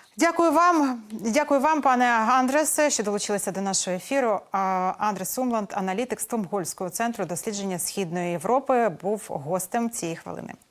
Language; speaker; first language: Ukrainian; native; Ukrainian